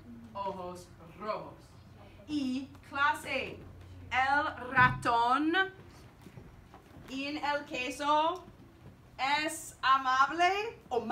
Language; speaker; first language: Spanish; non-native, fluent; English